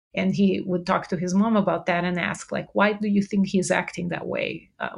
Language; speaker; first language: English; non-native, fluent; Portuguese